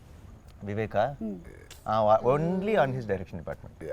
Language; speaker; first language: Telugu; native; Telugu